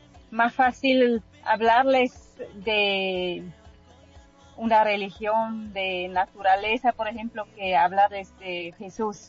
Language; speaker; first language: Spanish; non-native, fluent; Swiss German